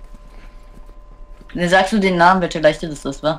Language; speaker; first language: German; native; German